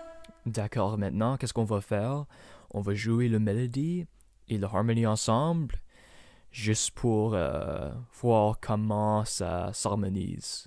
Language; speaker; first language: French; non-native, local second language; English